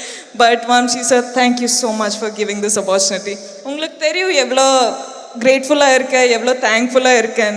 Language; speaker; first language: Tamil; non-native, learner; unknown